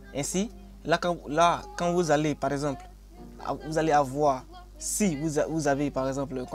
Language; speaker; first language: French; non-native, local second language; Akan